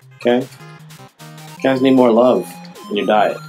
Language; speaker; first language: English; native; English